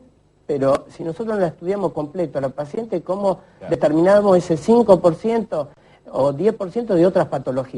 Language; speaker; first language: Spanish; native; Spanish